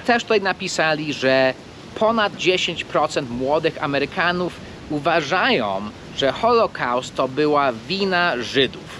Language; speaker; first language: Polish; non-native, fluent; English